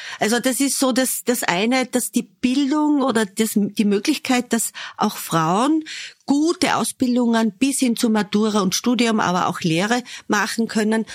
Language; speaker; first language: German; native; German